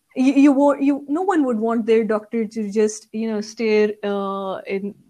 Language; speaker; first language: English; non-native, local second language; Urdu